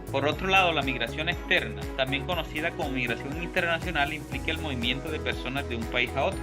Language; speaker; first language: Spanish; native; Spanish